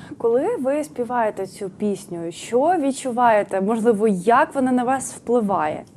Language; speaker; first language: Ukrainian; native; Ukrainian